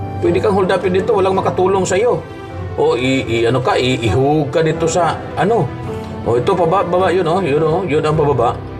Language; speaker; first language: Filipino; non-native, local second language; Cebuano